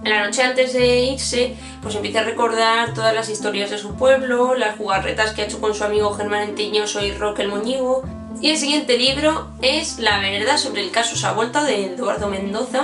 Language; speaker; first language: Spanish; native; Spanish